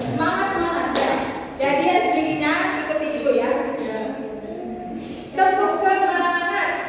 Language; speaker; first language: Indonesian; native; Indonesian